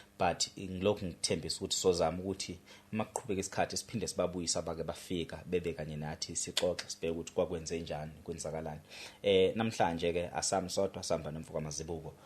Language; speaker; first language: Zulu; native; Zulu